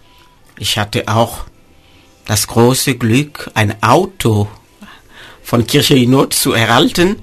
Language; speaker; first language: German; non-native, fluent; Mossi